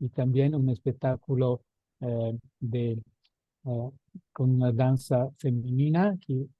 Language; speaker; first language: Spanish; non-native, fluent; Italian